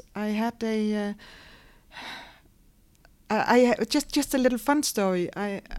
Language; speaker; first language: English; non-native, fluent; Danish